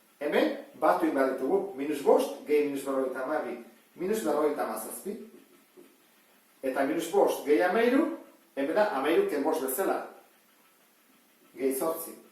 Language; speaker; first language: Basque; native; Basque